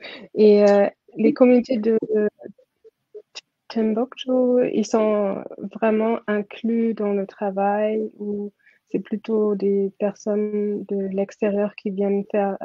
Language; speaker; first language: French; non-native, fluent; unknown